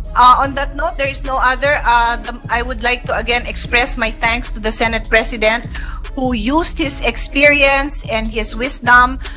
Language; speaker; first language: English; non-native, local second language; Filipino